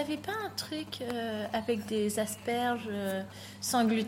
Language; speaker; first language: French; native; French